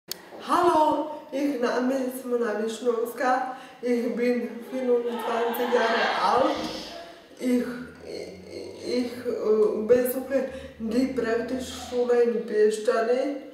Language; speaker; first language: German; non-native, learner; Slovak